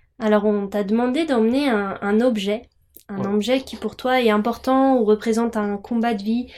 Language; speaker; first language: French; native; French